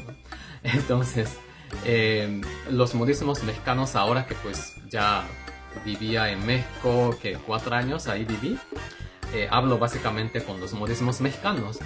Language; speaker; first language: Spanish; non-native, fluent; Japanese